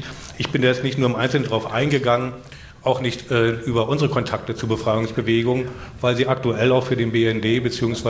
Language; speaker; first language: German; native; German